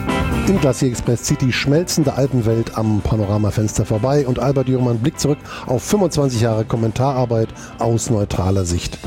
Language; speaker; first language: German; native; German